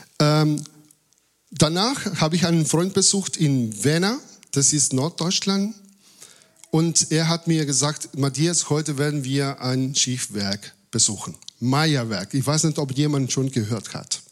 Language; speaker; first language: German; non-native, fluent; Spanish